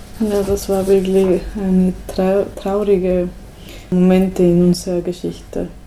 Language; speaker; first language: German; non-native, learner; Spanish